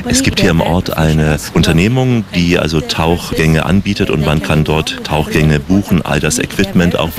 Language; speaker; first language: German; native; German